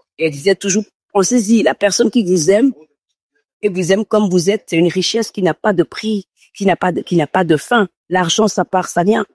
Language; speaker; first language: French; non-native, local second language; Fon